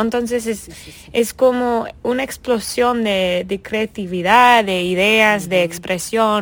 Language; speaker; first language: Spanish; early bilingual, heritage; English